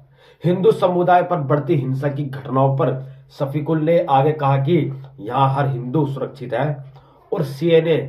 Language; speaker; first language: Hindi; native; Hindi